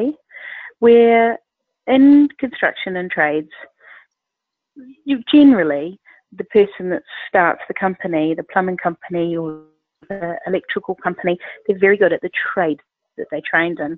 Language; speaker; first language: English; native; English